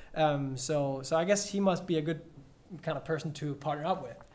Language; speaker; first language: English; non-native, fluent; Danish